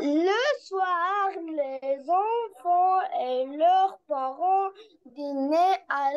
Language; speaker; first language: French; non-native, learner; Arabic